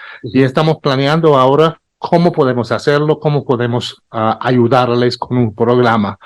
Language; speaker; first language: Spanish; non-native, fluent; English